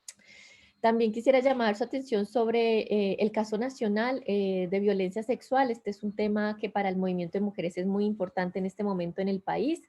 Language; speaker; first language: Spanish; native; Spanish